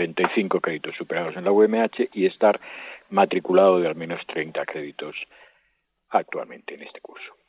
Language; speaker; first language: Spanish; native; Spanish